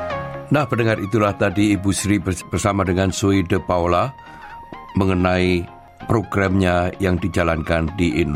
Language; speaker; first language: Indonesian; native; Indonesian